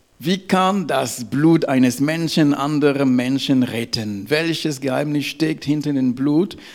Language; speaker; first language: German; non-native, fluent; French